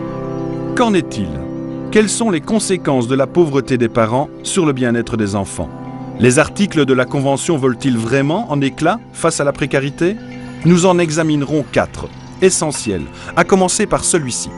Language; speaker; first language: French; native; French